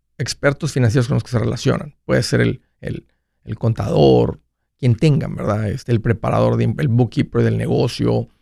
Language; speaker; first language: Spanish; native; Spanish